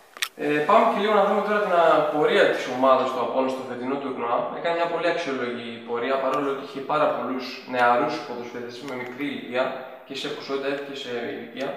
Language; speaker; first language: Greek; native; Greek